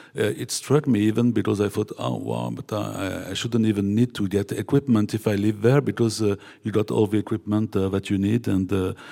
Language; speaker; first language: English; non-native, fluent; French